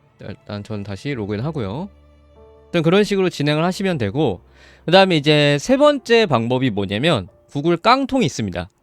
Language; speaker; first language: Korean; native; Korean